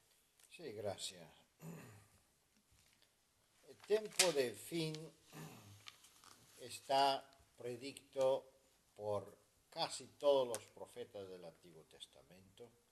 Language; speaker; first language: Spanish; non-native, fluent; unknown